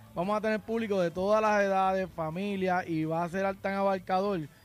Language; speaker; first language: Spanish; native; Spanish